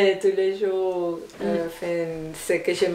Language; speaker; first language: French; non-native, learner; Spanish